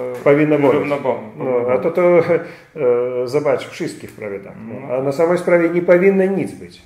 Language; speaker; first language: Polish; non-native, fluent; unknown